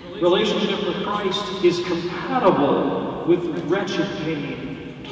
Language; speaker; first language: English; native; English